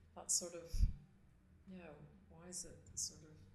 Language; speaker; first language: English; native; English